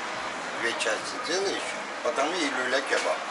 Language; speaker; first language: Russian; non-native, local second language; Azerbaijani